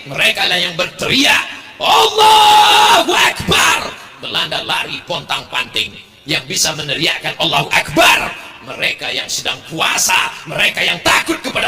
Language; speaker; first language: Indonesian; native; Indonesian